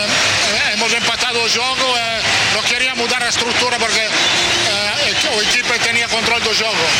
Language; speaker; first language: Portuguese; non-native, learner; Italian